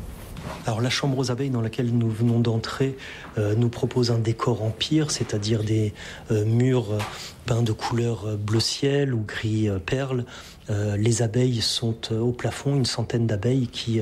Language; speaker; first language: French; native; French